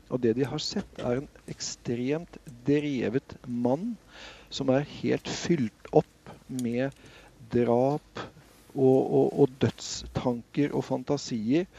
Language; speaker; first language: Norwegian; native; Norwegian